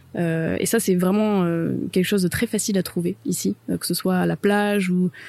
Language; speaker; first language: French; native; French